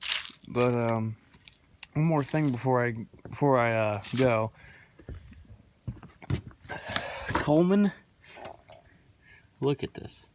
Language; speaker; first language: English; native; English